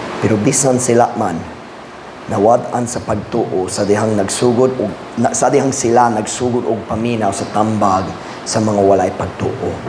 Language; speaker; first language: Cebuano; non-native, fluent; English